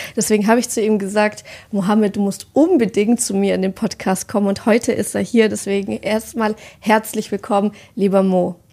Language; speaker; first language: German; native; German